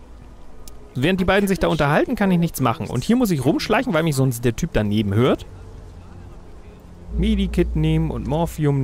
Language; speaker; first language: German; native; German